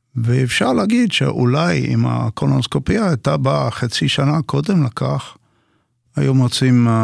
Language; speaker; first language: Hebrew; non-native, fluent; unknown